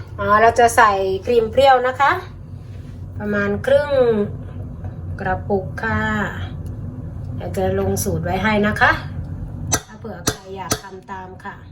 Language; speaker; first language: Thai; native; Thai